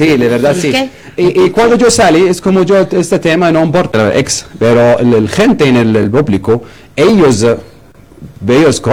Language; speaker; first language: Spanish; non-native, learner; Arabic